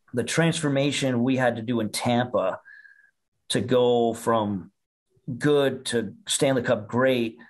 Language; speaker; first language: English; native; English